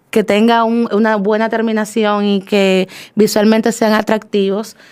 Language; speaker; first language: Spanish; native; Spanish